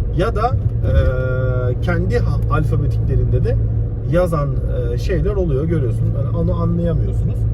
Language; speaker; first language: Turkish; early bilingual, heritage; Turkish